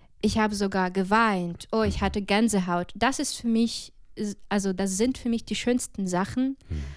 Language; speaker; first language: German; non-native, fluent; Ukrainian